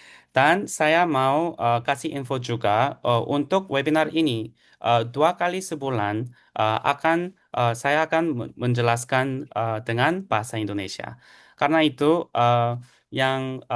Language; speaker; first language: Indonesian; non-native, fluent; Korean